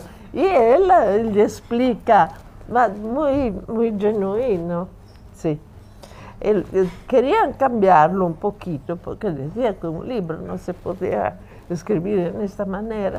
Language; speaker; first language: Spanish; non-native, fluent; Italian